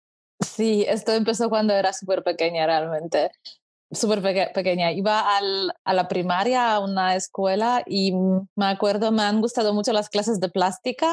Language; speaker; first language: Spanish; non-native, fluent; Polish